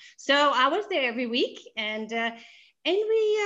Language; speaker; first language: English; non-native, fluent; Danish